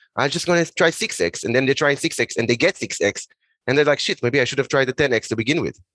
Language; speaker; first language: English; non-native, fluent; Hebrew